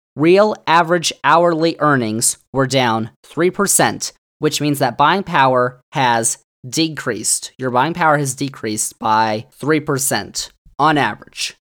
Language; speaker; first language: English; native; English